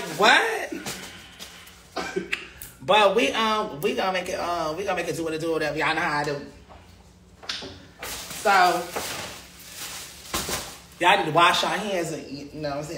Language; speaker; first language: English; native; English